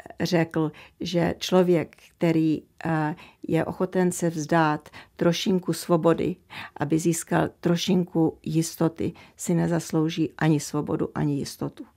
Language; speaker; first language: Czech; early bilingual, heritage; Czech